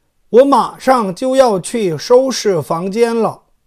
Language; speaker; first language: Chinese; non-native, fluent; Korean